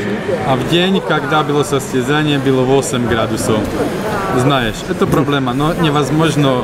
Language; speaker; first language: Russian; non-native, learner; Slovak